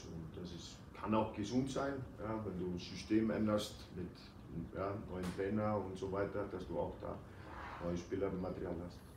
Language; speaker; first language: German; non-native, fluent; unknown